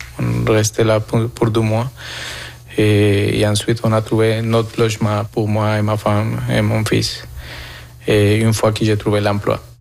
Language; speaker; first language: French; non-native, fluent; Spanish